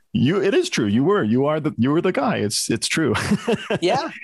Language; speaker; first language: English; native; English